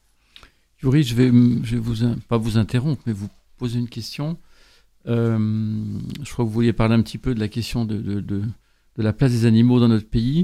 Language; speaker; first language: French; native; French